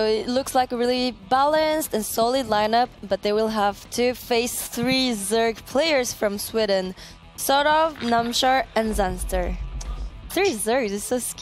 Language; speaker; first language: English; non-native, fluent; French